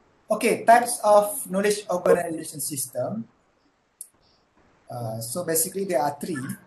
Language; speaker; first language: English; non-native, local second language; Malay